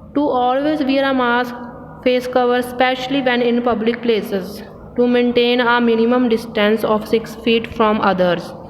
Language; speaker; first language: English; non-native, local second language; Punjabi